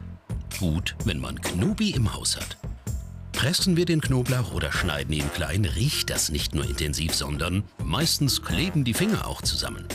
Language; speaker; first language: German; native; German